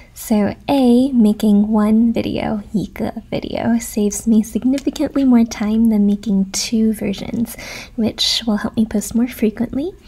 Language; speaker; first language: English; native; English